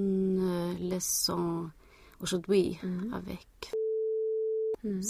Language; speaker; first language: French; non-native, learner; Swedish